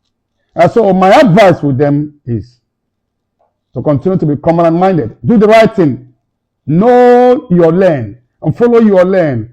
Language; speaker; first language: English; non-native, local second language; Igbo